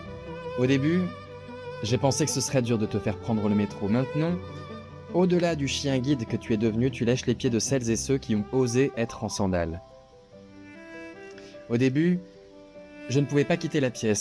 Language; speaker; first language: French; native; French